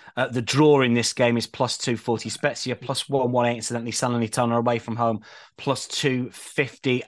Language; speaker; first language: English; native; English